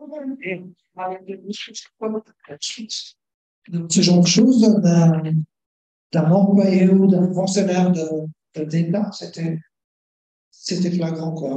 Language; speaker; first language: French; non-native, fluent; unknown